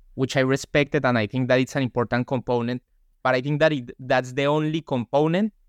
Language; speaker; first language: English; non-native, fluent; Spanish